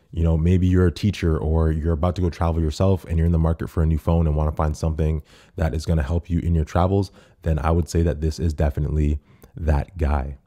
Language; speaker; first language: English; native; English